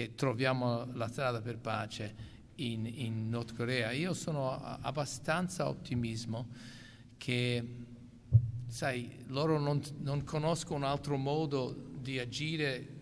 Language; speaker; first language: Italian; non-native, local second language; English